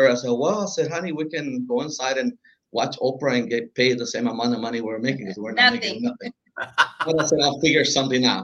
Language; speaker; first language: English; non-native, fluent; Spanish